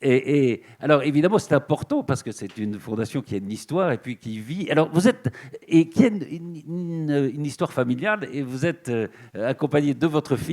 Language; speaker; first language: French; native; French